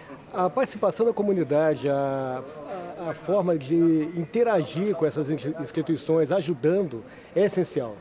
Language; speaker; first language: Portuguese; native; Portuguese